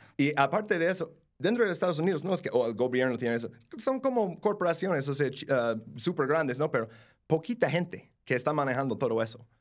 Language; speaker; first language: Spanish; non-native, fluent; English